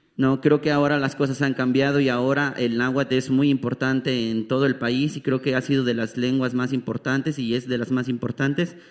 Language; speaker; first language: Spanish; non-native, local second language; Nahuatl languages